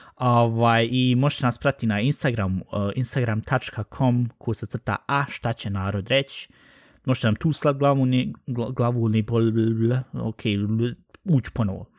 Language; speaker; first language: Bosnian; native; Bosnian